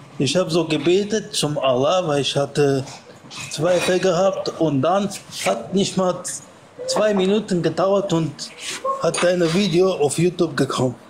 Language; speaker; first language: German; non-native, fluent; Bulgarian